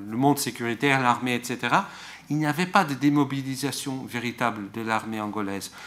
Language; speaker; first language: French; non-native, fluent; Portuguese